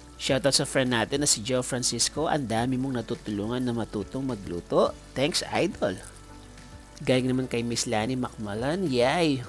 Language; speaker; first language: Filipino; non-native, local second language; Pampanga